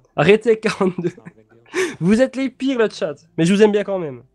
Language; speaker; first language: French; native; French